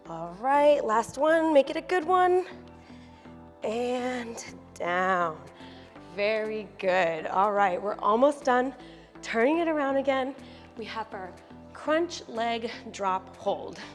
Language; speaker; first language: English; native; English